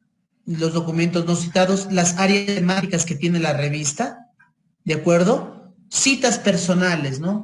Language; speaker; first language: Spanish; native; Spanish